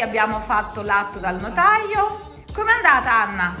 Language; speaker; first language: Italian; native; Italian